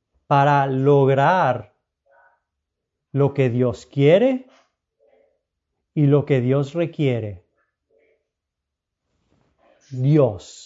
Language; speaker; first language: Spanish; early bilingual, heritage; Spanish